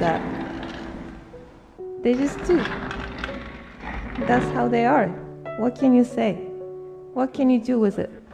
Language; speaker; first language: English; non-native, fluent; Japanese